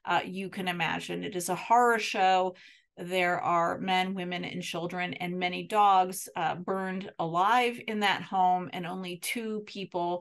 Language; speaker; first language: English; native; English